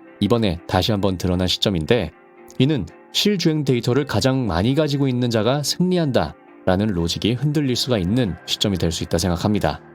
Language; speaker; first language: Korean; native; Korean